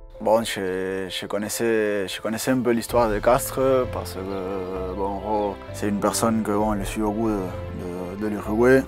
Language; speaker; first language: French; non-native, learner; Spanish